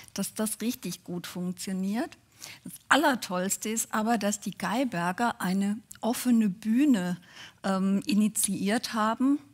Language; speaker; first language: German; native; German